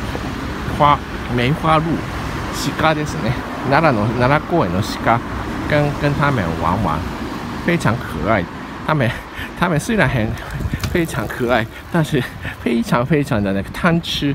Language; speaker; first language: Chinese; non-native, fluent; Japanese